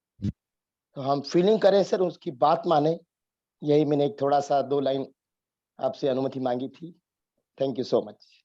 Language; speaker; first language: Hindi; native; Hindi